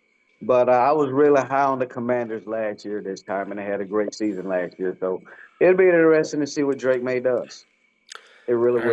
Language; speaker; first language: English; native; English